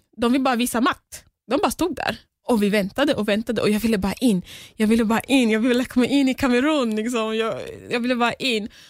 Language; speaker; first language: Swedish; early bilingual, other home language; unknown